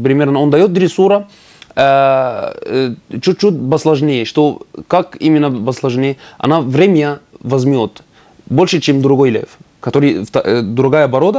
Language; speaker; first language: Russian; non-native, learner; Arabic